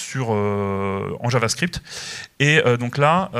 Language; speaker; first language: French; native; French